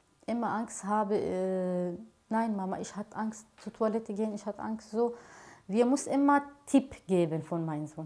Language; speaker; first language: German; non-native, learner; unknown